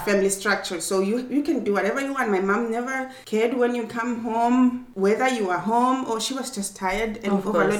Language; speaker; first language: English; non-native, local second language; Swati